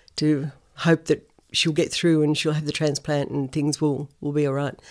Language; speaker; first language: English; native; English